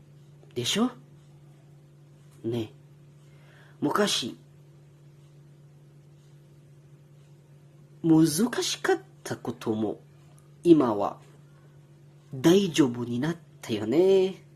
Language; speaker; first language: Japanese; non-native, learner; Indonesian